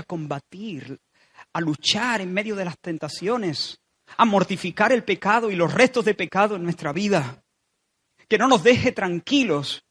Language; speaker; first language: Spanish; native; Spanish